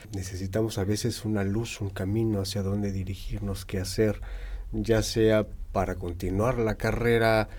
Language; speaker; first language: Spanish; native; Spanish